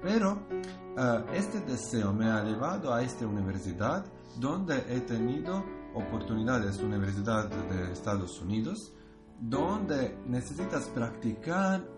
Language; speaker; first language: Spanish; non-native, learner; Croatian